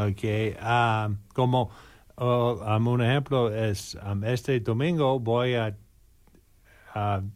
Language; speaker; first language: Spanish; non-native, learner; English